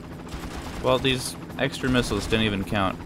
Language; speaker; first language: English; native; English